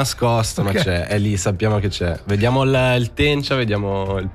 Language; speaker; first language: Italian; native; Italian